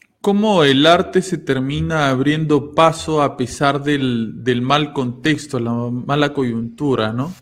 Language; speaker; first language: Spanish; native; Spanish